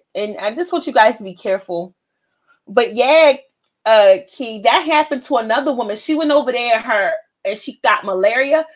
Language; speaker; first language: English; native; English